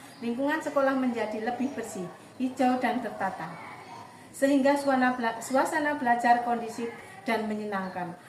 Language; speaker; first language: Indonesian; native; Indonesian